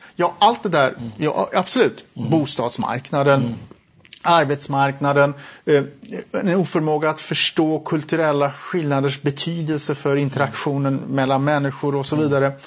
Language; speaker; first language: Swedish; early bilingual, other home language; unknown